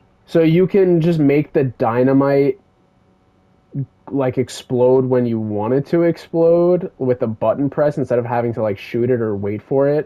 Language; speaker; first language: English; native; English